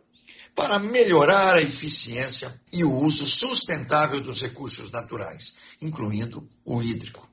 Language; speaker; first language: Portuguese; native; Portuguese